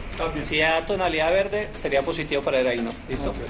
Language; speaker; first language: Spanish; native; Spanish